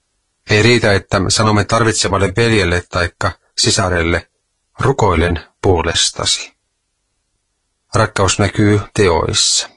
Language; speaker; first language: Finnish; native; Finnish